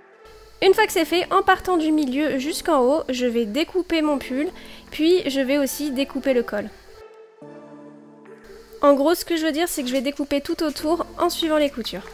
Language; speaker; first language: French; native; French